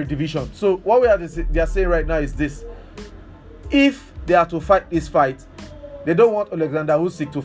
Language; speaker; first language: English; non-native, local second language; Yoruba